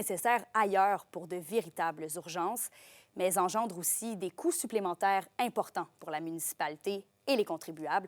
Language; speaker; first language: French; native; French